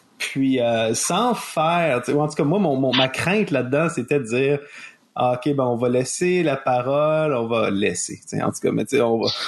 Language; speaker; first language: French; native; French